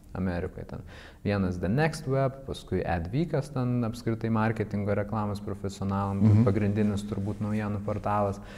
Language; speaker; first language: Lithuanian; native; Lithuanian